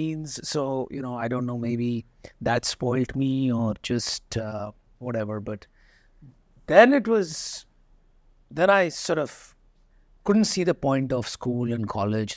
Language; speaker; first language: English; non-native, local second language; Hindi